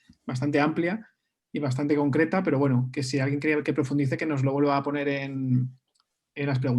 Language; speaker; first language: Spanish; native; Spanish